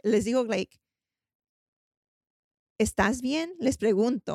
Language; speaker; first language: Spanish; early bilingual, heritage; Spanish